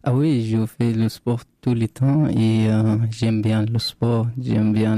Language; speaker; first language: French; non-native, learner; Arabic